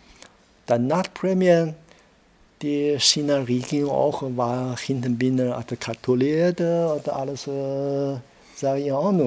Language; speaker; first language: German; non-native, learner; Chinese